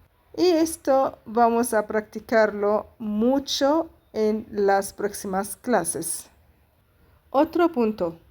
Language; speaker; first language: Spanish; non-native, fluent; Arabic